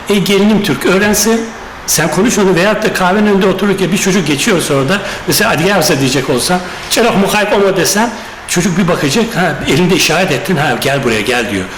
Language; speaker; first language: Turkish; native; Turkish